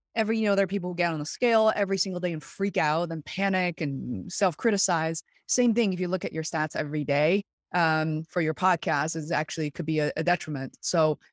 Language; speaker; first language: English; non-native, fluent; Chinese